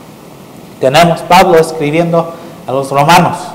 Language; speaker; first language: Spanish; non-native, fluent; English